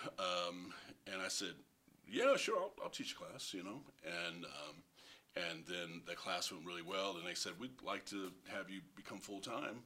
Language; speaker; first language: English; native; English